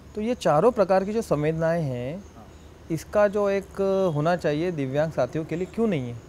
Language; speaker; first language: Hindi; non-native, local second language; Marathi